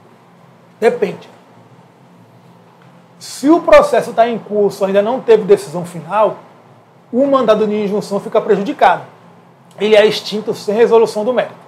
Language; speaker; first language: Portuguese; native; Portuguese